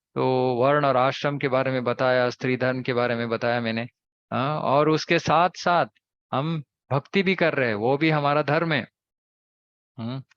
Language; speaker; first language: Hindi; non-native, local second language; Kannada